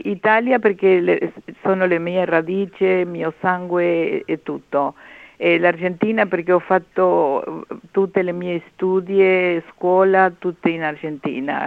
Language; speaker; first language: Italian; early bilingual, heritage; Spanish